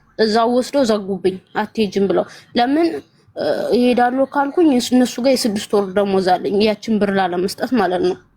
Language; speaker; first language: Amharic; native; Amharic